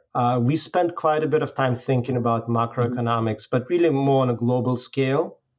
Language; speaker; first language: English; non-native, fluent; Russian